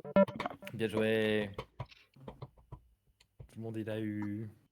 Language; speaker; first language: French; native; French